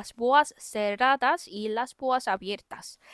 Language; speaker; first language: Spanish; non-native, fluent; Korean